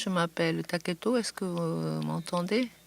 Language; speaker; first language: French; non-native, fluent; Japanese